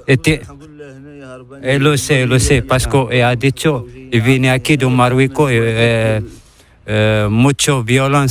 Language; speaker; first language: Spanish; non-native, learner; Arabic